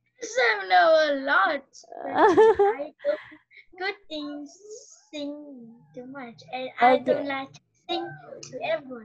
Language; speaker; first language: English; non-native, learner; Vietnamese